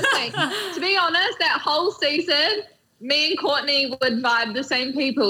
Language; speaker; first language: English; native; English